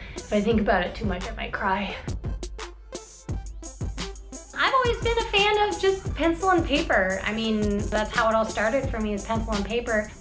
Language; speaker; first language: English; native; English